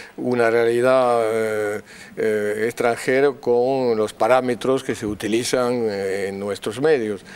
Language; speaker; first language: Spanish; non-native, fluent; French